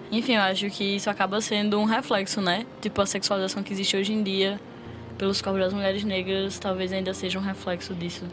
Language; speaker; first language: Portuguese; native; Portuguese